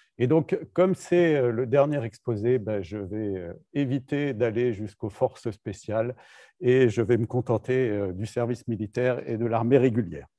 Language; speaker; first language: French; native; French